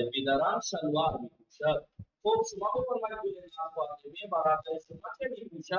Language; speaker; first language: Persian; non-native, fluent; Urdu